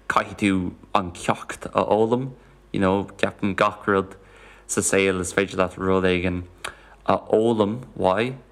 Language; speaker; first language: Irish; non-native, local second language; English